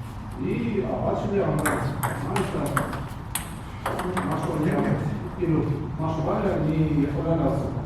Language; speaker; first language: Hebrew; non-native, learner; Russian